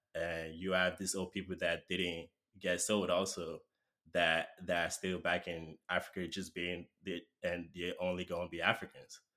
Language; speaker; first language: English; non-native, local second language; Yoruba